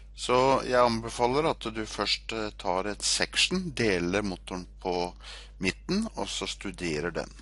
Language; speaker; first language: Norwegian; native; Norwegian